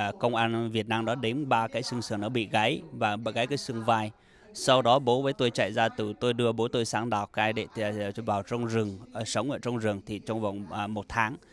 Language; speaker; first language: Vietnamese; non-native, local second language; Hmong